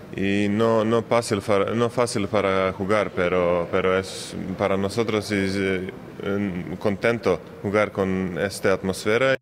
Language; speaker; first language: Spanish; non-native, learner; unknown